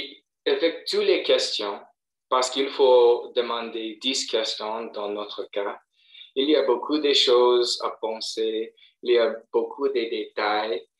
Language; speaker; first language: French; non-native, fluent; English